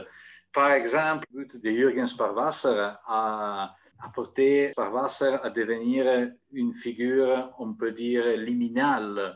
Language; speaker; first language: French; non-native, fluent; Italian